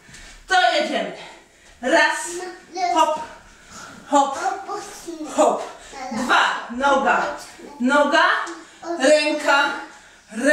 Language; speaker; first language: Polish; native; Polish